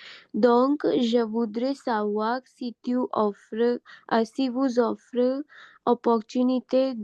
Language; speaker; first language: French; non-native, learner; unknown